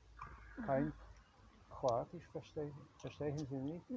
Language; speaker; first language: German; non-native, learner; Croatian